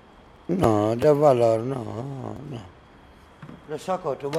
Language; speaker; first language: Spanish; non-native, learner; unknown